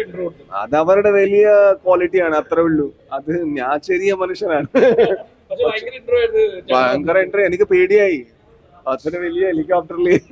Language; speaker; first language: Malayalam; non-native, learner; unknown